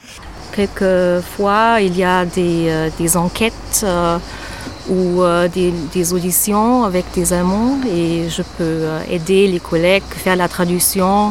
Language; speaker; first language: French; non-native, fluent; German